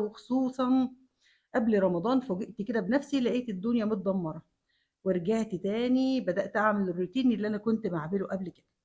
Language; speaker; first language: Arabic; native; Arabic